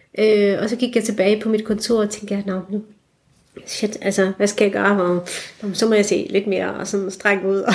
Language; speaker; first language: Danish; early bilingual, other home language; Turkish